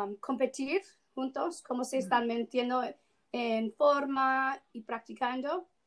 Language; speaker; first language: Spanish; non-native, fluent; English